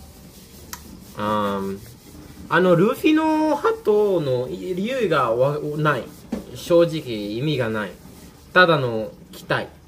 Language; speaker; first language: Japanese; non-native, fluent; Filipino